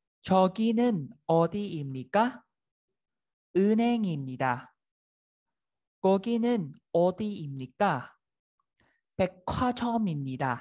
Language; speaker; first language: Korean; non-native, fluent; Vietnamese